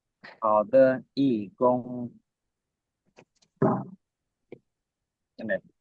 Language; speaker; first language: Chinese; non-native, learner; Lao